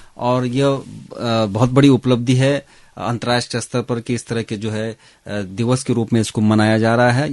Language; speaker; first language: Hindi; non-native, local second language; Garhwali